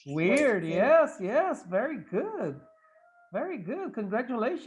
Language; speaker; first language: English; non-native, fluent; Spanish